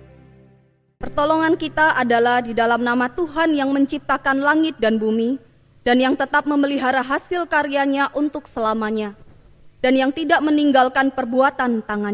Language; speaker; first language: Indonesian; native; Indonesian